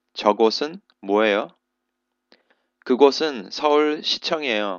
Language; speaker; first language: Korean; non-native, fluent; English